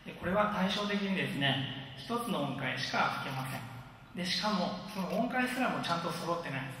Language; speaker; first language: Japanese; native; Japanese